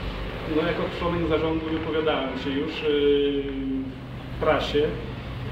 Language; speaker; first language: Polish; native; Polish